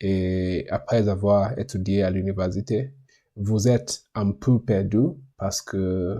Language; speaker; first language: French; non-native, learner; English